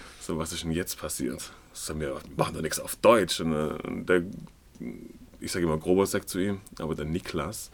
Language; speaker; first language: German; native; German